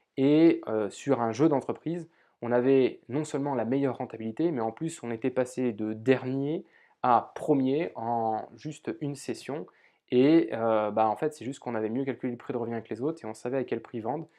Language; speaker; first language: French; native; French